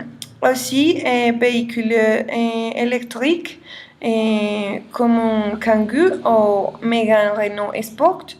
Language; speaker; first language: French; non-native, learner; Spanish